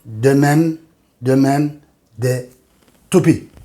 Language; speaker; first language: French; non-native, fluent; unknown